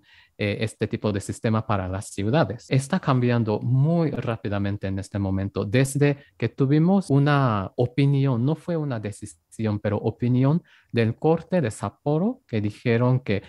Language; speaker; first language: Spanish; non-native, fluent; Japanese